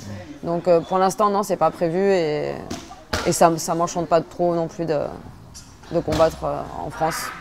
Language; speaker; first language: French; native; French